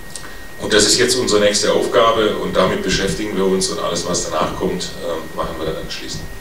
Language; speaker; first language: German; native; German